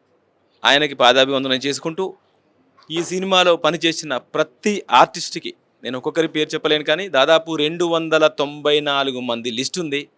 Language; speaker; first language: Telugu; native; Telugu